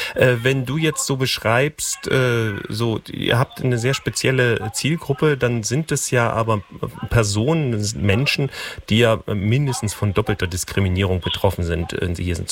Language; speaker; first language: German; native; German